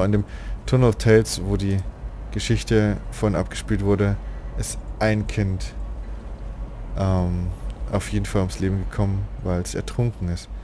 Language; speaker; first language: German; native; German